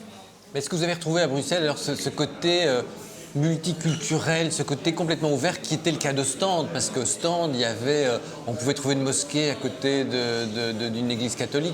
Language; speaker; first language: French; native; French